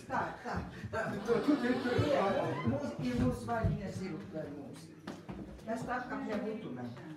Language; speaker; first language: Lithuanian; native; Lithuanian